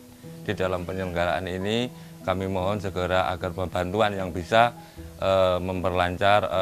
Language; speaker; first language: Indonesian; native; Indonesian